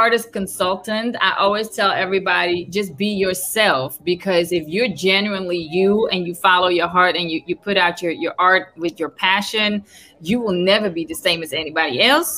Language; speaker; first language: English; non-native, fluent; Dutch